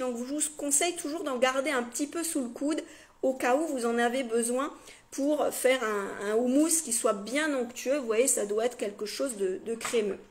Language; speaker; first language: French; native; French